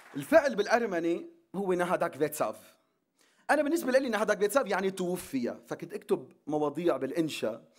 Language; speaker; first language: Arabic; non-native, local second language; Armenian